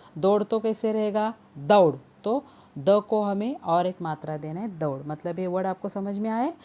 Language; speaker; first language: Hindi; non-native, local second language; Marathi